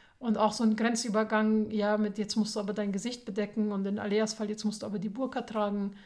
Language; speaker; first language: German; early bilingual, other home language; Persian